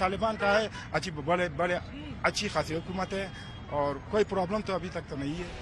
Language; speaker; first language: Hindi; non-native, fluent; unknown